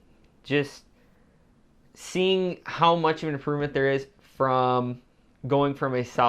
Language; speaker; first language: English; native; English